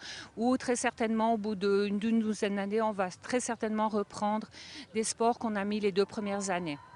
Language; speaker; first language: French; native; French